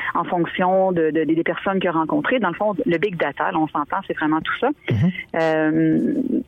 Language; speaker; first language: French; native; French